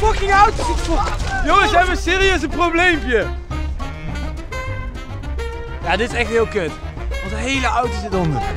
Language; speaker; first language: Dutch; native; Dutch